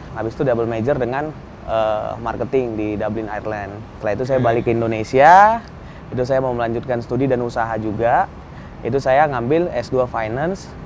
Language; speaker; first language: Indonesian; early bilingual, other home language; Spanish